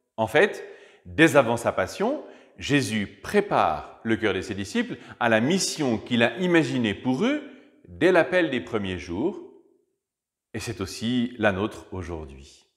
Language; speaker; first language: French; native; French